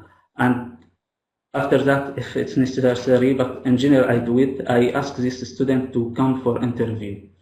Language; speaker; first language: English; non-native, fluent; Arabic